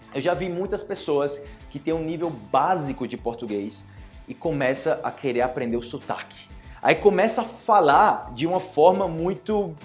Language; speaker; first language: Portuguese; native; Portuguese